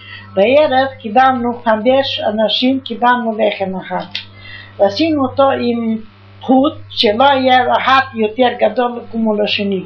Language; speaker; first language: Hebrew; non-native, fluent; Yiddish